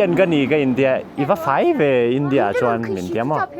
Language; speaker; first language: Chinese; non-native, learner; Mizo